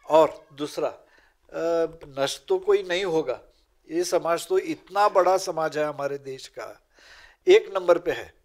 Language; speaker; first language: Urdu; non-native, local second language; Marathi